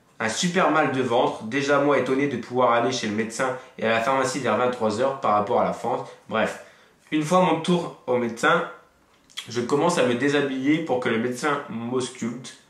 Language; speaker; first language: French; native; French